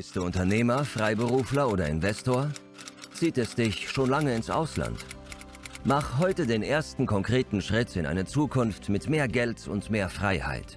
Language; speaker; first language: German; native; German